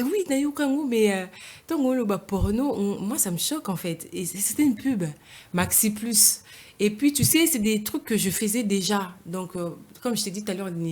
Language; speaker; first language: French; non-native, local second language; Lingala